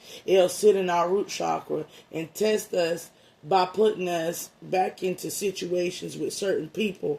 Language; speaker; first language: English; native; English